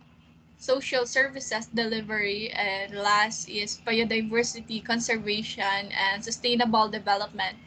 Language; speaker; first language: English; non-native, local second language; Filipino